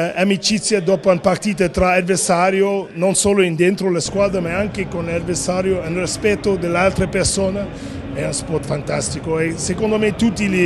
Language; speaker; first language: Italian; non-native, learner; English